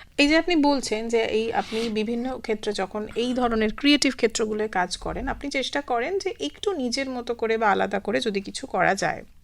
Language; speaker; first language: Bangla; native; Bangla